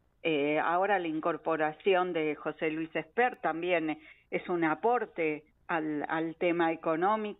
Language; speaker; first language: Spanish; native; Spanish